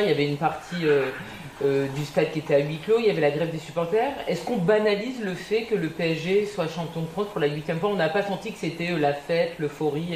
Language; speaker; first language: French; native; French